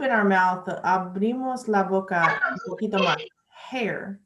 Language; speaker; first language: Spanish; non-native, learner; English